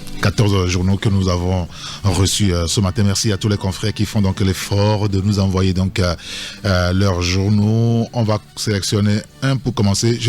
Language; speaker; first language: French; native; French